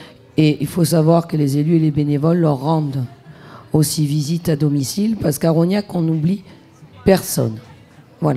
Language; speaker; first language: French; native; French